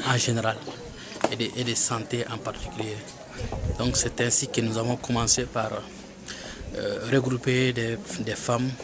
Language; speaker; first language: French; non-native, local second language; Bambara